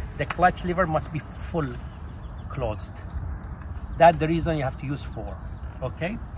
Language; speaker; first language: English; non-native, fluent; Arabic